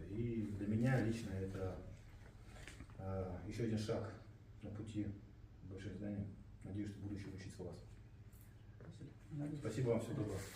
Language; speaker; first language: Russian; native; Russian